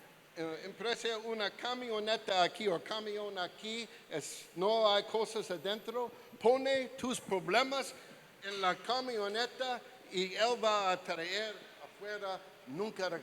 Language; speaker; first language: Spanish; non-native, learner; English